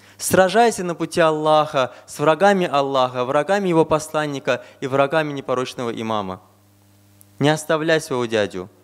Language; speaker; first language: Russian; non-native, fluent; Azerbaijani